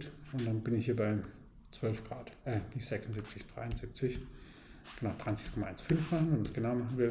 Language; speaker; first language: German; native; German